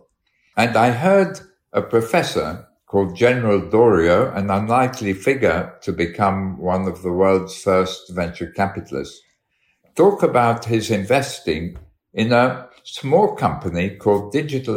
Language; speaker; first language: English; early bilingual, other home language; Arabic